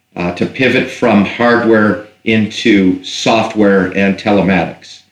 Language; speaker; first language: English; native; English